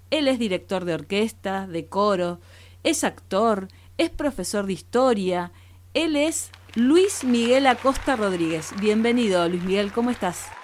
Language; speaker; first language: Spanish; native; Spanish